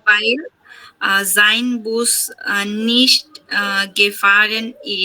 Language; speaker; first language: German; non-native, learner; Bangla